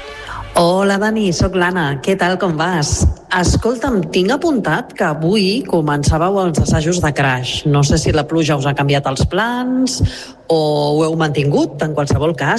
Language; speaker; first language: Catalan; native; Catalan